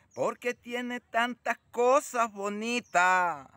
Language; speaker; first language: Spanish; native; Spanish